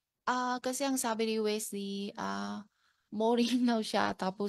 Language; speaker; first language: Filipino; non-native, learner; Chinese